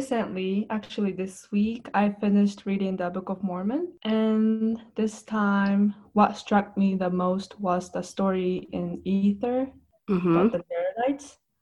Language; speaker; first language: English; non-native, fluent; Japanese